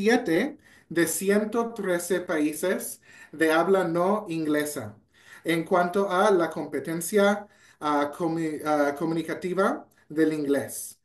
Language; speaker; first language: Spanish; non-native, fluent; English